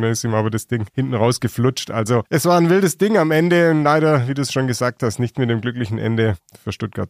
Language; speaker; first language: German; native; German